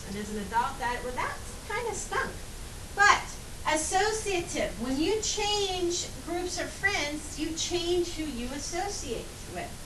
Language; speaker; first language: English; native; English